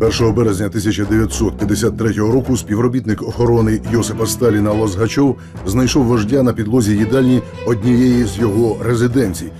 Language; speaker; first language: Ukrainian; native; Ukrainian